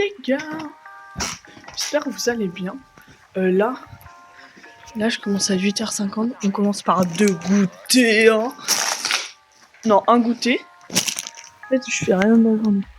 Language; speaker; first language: French; native; French